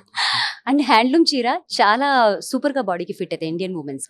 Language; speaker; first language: Telugu; non-native, learner; Hindi